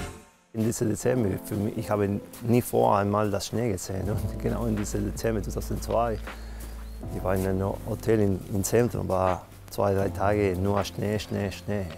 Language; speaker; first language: German; non-native, fluent; Spanish